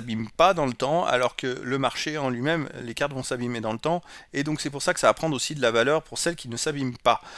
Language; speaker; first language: French; native; French